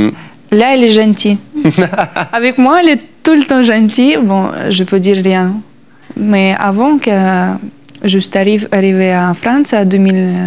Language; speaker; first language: French; non-native, learner; Russian